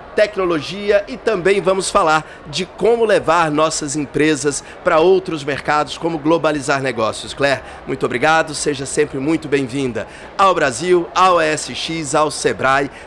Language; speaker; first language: Portuguese; native; Portuguese